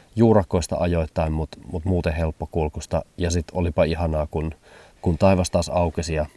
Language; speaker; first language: Finnish; early bilingual, heritage; German